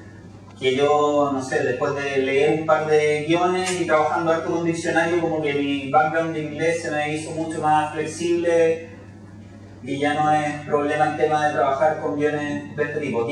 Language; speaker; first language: Spanish; native; Spanish